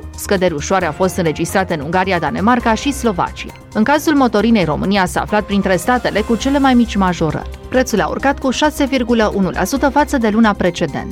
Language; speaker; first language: Romanian; native; Romanian